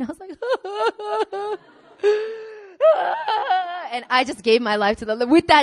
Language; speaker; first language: English; native; English